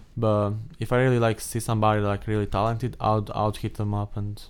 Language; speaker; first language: English; non-native, fluent; Albanian